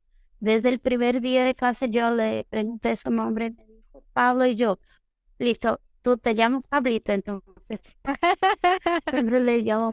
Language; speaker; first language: Spanish; non-native, fluent; Portuguese